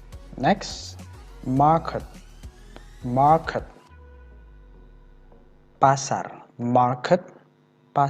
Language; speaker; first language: English; non-native, fluent; Indonesian